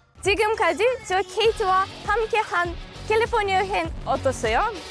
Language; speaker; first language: Korean; non-native, learner; English